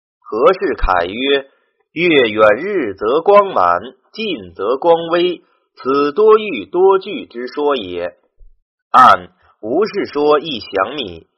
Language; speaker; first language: Chinese; native; Chinese